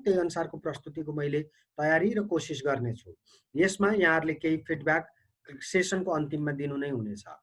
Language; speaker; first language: Nepali; native; Nepali